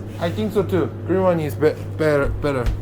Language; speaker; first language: English; non-native, learner; Korean